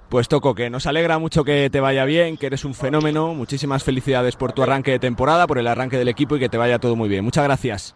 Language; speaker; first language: Spanish; native; Spanish